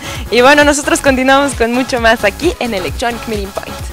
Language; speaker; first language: Spanish; native; Spanish